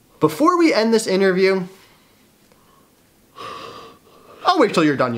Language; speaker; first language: English; native; English